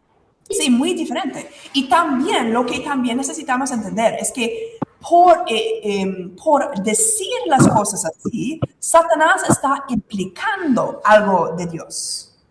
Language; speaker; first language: Spanish; non-native, fluent; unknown